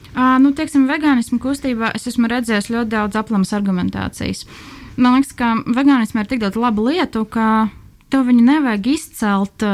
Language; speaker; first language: Latvian; non-native, local second language; Russian